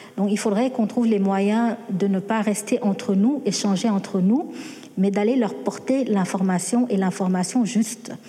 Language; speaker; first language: French; non-native, local second language; Wolof